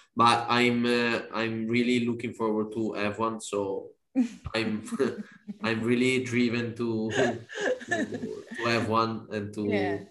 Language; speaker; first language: English; non-native, fluent; Italian